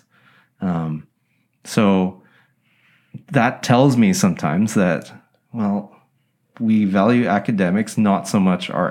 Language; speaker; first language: English; native; English